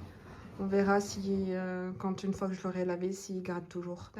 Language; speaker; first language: French; native; French